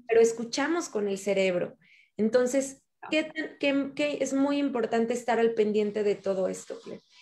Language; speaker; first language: Spanish; native; Spanish